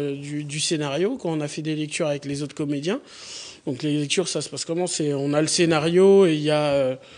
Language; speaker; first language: French; native; French